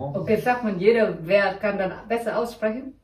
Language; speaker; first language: German; non-native, local second language; Vietnamese